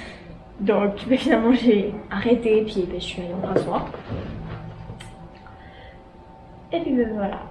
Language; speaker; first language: French; native; French